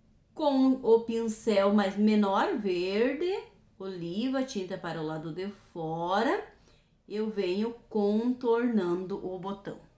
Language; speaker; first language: Portuguese; native; Portuguese